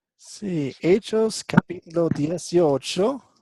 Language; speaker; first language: Spanish; non-native, fluent; English